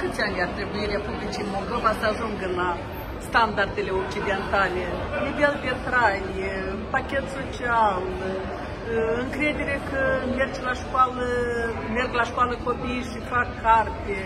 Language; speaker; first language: Romanian; native; Romanian